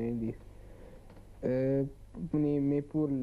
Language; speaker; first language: French; non-native, learner; Arabic